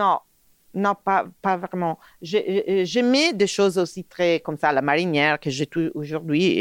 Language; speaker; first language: French; non-native, fluent; Italian